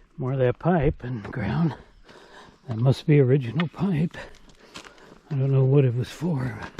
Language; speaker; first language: English; native; English